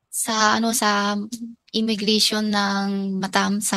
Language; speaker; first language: Filipino; non-native, learner; Chinese